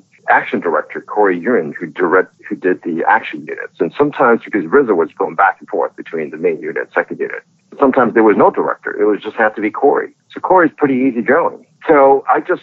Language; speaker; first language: English; non-native, local second language; Cantonese